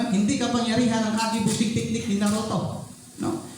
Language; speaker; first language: Filipino; non-native, local second language; Cebuano